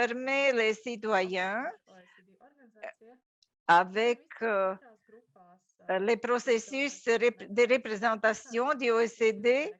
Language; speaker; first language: French; non-native, fluent; Latvian